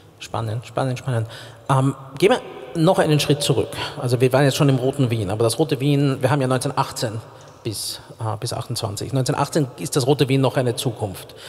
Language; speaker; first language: German; native; German